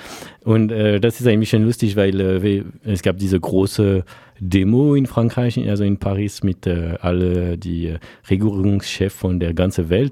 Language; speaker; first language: German; non-native, fluent; French